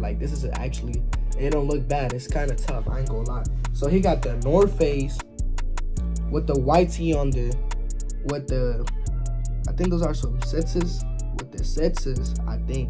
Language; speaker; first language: English; early bilingual, other home language; Spanish